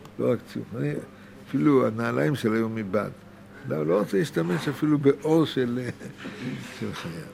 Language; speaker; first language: Hebrew; native; Hebrew